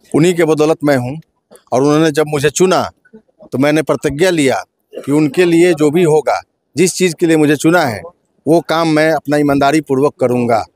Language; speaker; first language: Hindi; native; Hindi